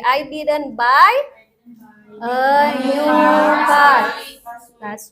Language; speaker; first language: English; non-native, fluent; Indonesian